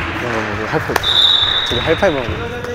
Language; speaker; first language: Korean; native; Korean